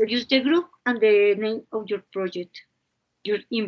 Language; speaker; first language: English; non-native, fluent; Spanish